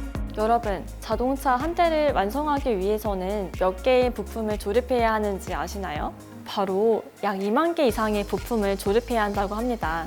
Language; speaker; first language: Korean; native; Korean